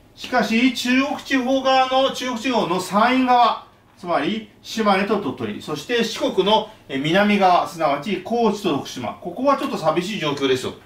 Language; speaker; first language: Japanese; native; Japanese